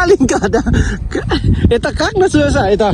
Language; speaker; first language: Russian; non-native, learner; Lao